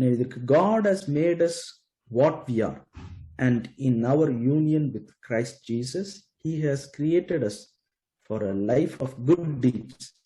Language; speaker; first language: English; non-native, local second language; Tamil